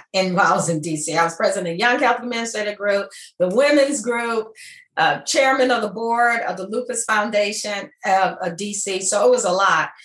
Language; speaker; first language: English; native; English